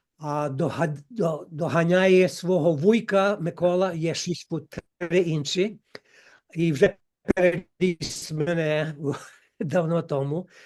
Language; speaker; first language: Ukrainian; early bilingual, heritage; Ukrainian